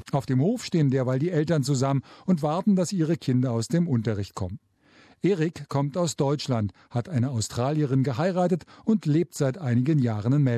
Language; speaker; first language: German; native; German